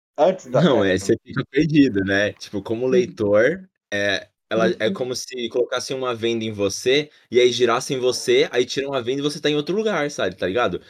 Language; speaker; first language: Portuguese; native; Portuguese